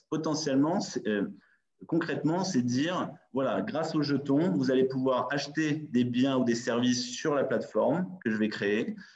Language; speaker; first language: French; native; French